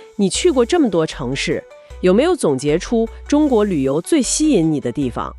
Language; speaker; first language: Chinese; native; Chinese